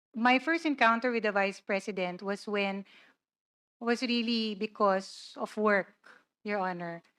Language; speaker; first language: English; non-native, local second language; Cebuano